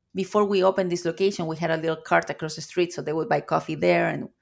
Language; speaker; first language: English; non-native, fluent; Spanish